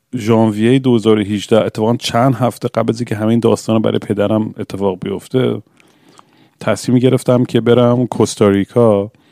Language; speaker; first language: Persian; early bilingual, heritage; English